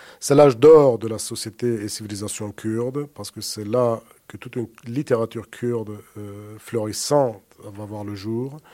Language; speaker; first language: French; non-native, fluent; Kurdish